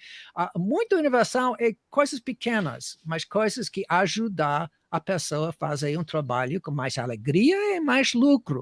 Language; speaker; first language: Portuguese; non-native, fluent; English